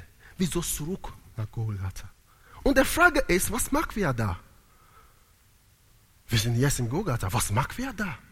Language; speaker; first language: German; non-native, learner; Italian